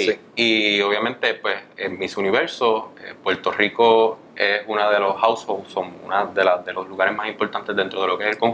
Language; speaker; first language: Spanish; native; Spanish